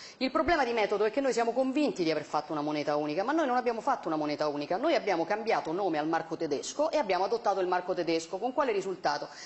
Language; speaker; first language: Italian; native; Italian